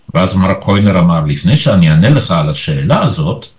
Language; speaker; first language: Hebrew; early bilingual, other home language; Polish